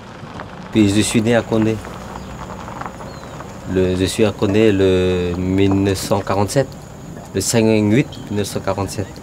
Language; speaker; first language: French; early bilingual, heritage; Vietnamese